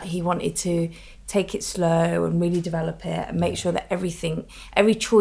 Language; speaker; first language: English; native; English